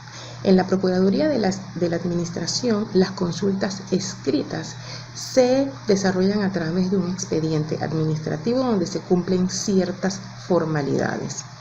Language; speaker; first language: Spanish; native; Spanish